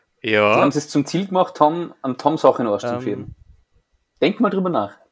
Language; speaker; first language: German; native; German